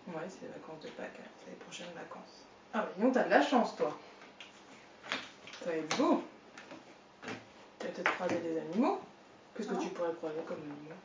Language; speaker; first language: French; native; French